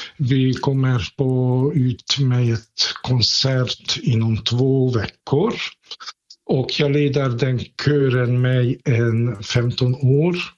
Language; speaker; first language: Swedish; non-native, fluent; Hungarian